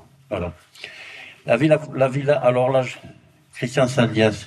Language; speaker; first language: French; native; French